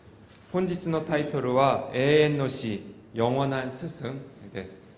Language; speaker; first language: Japanese; non-native, fluent; Korean